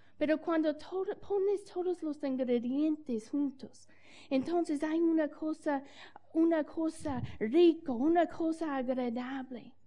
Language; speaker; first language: Spanish; non-native, fluent; English